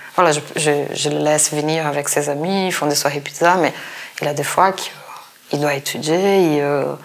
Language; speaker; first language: French; non-native, fluent; Portuguese